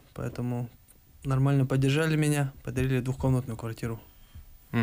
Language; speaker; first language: Russian; native; Russian